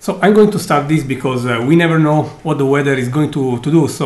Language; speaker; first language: English; non-native, fluent; Italian